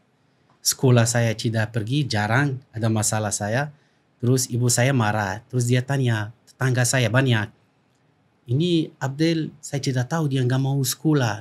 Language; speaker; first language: Indonesian; non-native, fluent; Arabic